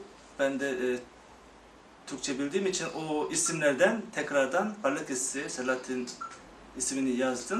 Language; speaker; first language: Turkish; non-native, fluent; Korean